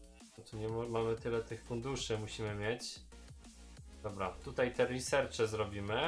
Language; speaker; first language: Polish; native; Polish